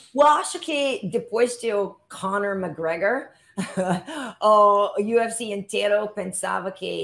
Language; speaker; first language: Portuguese; non-native, learner; English